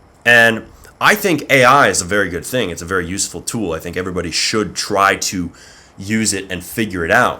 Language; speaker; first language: English; native; English